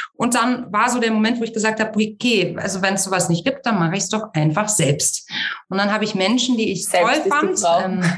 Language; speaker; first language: German; native; German